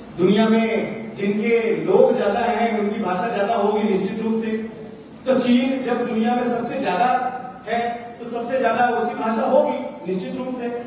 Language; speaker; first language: Hindi; native; Hindi